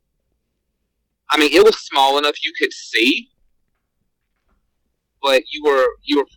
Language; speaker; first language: English; native; English